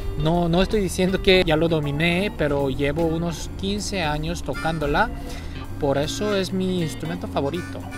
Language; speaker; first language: Spanish; non-native, fluent; Korean